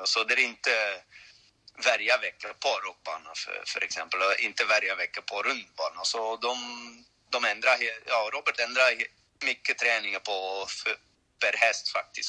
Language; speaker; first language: Swedish; non-native, learner; French